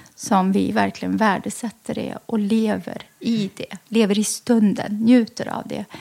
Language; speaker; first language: Swedish; early bilingual, other home language; Arabic